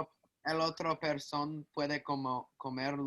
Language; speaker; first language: Spanish; non-native, learner; English